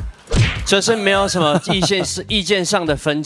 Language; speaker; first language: Chinese; native; Chinese